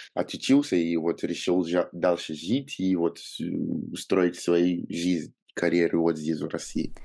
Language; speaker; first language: Russian; non-native, fluent; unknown